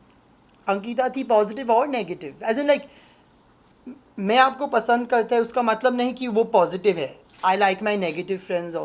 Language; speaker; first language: Hindi; non-native, local second language; English